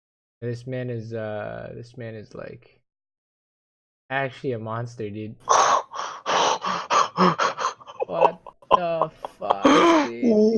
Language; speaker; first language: English; native; English